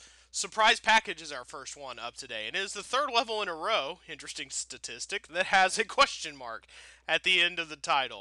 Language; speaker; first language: English; native; English